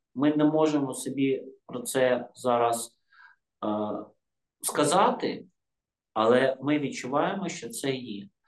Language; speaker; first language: Ukrainian; non-native, local second language; Russian